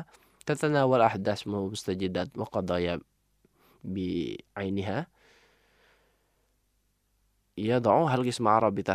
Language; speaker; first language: Arabic; non-native, fluent; Indonesian